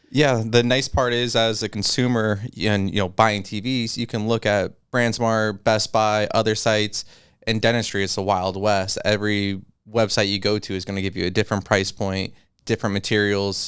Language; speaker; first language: English; native; English